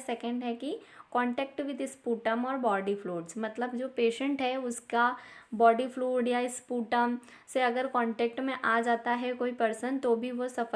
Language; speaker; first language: Hindi; native; Hindi